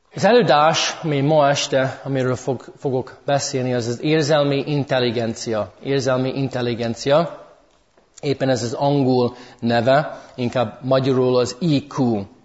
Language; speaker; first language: Hungarian; early bilingual, heritage; English